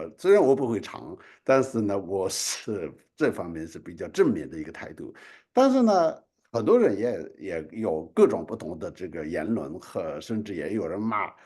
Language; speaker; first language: Chinese; non-native, local second language; Tibetan